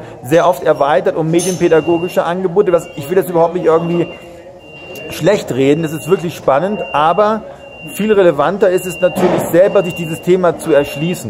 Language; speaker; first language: German; native; German